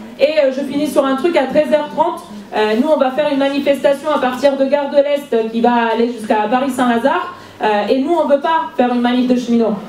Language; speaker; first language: French; non-native, fluent; Spanish